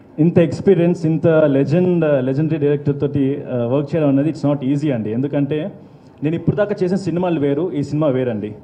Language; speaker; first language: Telugu; native; Telugu